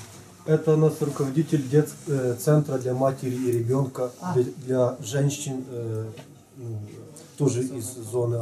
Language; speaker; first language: Russian; native; Russian